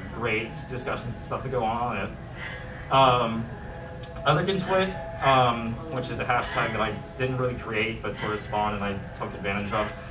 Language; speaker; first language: English; native; English